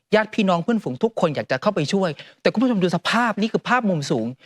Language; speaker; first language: Thai; native; Thai